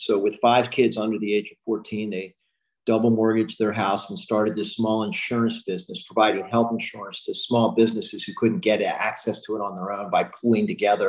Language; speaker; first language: English; native; English